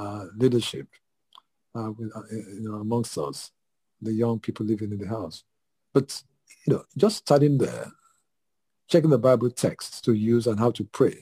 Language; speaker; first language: English; non-native, local second language; Yoruba